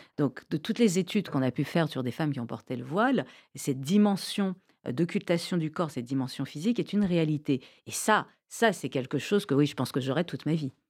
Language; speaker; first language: French; early bilingual, other home language; Persian